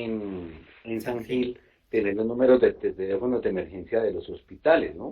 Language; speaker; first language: Spanish; native; Spanish